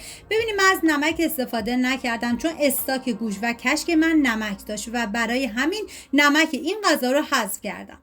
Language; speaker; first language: Persian; native; Persian